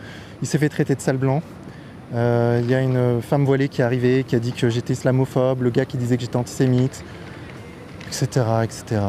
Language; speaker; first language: French; native; French